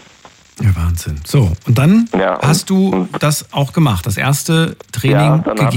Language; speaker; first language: German; native; German